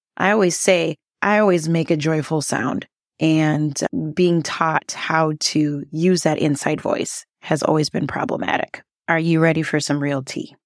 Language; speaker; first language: English; early bilingual, other home language; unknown